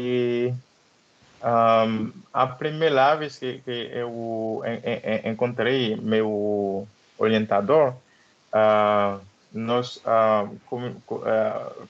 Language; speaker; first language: Portuguese; non-native, learner; Haitian Creole